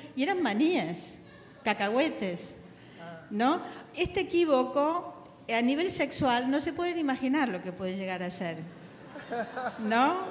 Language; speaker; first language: Spanish; native; Spanish